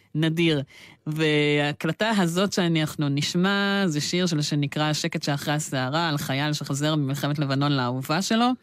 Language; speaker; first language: Hebrew; native; Hebrew